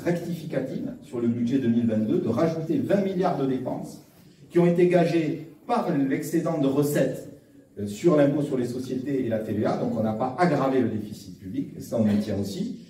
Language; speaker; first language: French; native; French